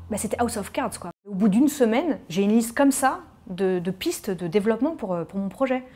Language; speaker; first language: French; native; French